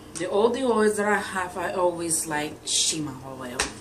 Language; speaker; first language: English; non-native, learner; Spanish